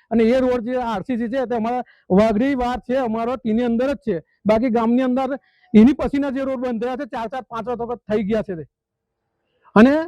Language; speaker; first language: Gujarati; native; Gujarati